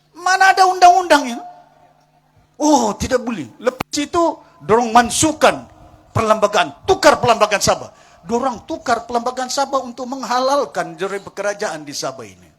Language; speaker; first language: Malay; non-native, local second language; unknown